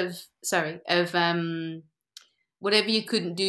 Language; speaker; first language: English; native; English